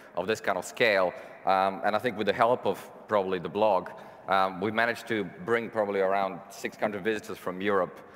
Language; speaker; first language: English; non-native, fluent; Serbian